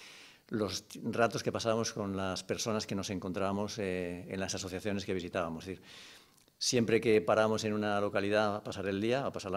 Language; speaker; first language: Spanish; native; Spanish